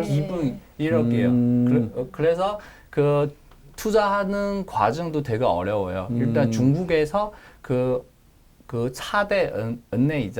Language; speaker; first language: Korean; non-native, learner; Chinese